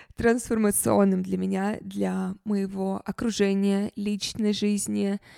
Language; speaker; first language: Russian; native; Russian